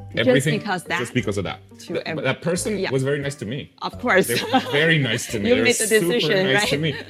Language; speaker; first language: English; non-native, fluent; Spanish